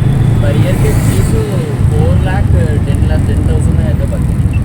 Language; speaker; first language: Kannada; non-native, learner; Tamil